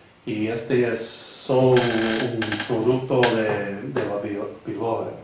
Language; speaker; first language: Spanish; non-native, fluent; English